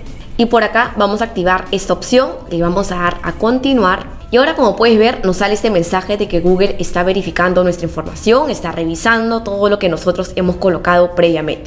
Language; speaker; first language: Spanish; native; Spanish